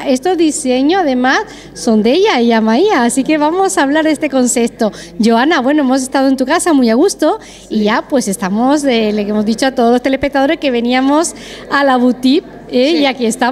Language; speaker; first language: Spanish; native; Spanish